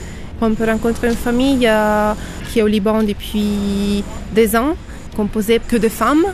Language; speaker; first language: French; non-native, fluent; Italian